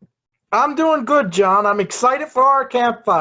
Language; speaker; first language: English; native; English